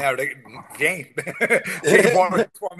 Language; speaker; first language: French; non-native, local second language; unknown